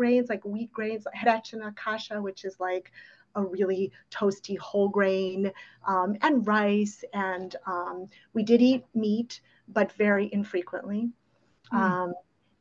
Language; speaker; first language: English; early bilingual, other home language; Ukrainian